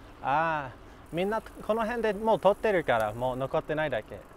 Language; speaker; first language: Japanese; non-native, learner; English